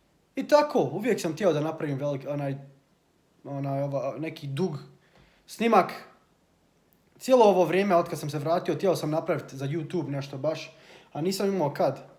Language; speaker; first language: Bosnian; early bilingual, heritage; Bosnian